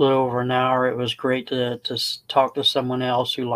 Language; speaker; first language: English; native; English